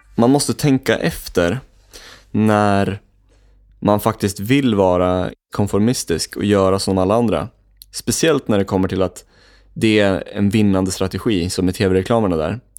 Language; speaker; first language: Swedish; native; Swedish